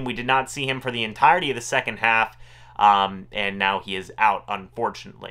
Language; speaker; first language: English; native; English